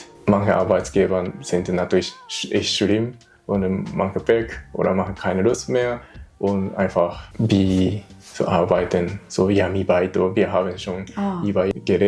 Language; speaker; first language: German; non-native, learner; Japanese